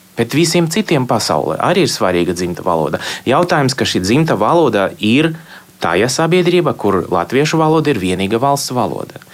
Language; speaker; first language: Latvian; non-native, local second language; Russian